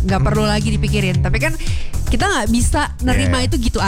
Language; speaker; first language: Indonesian; native; Indonesian